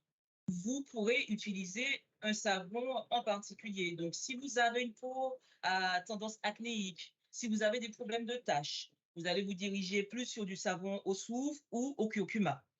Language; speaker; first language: French; native; French